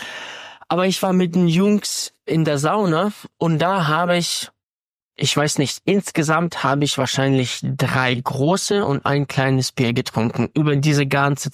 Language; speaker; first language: German; non-native, fluent; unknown